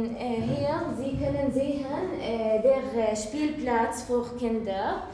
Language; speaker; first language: German; non-native, learner; Arabic